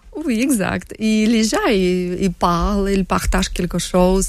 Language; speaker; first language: French; non-native, learner; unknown